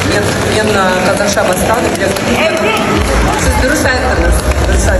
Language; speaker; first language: Kazakh; non-native, local second language; Russian